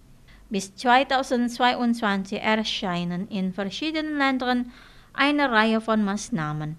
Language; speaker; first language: German; non-native, fluent; Indonesian